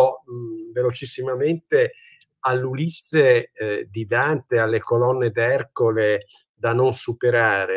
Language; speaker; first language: Italian; native; Italian